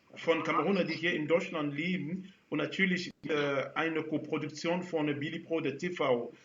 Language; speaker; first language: German; non-native, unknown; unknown